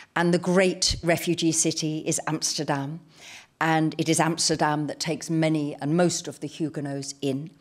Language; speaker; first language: English; native; English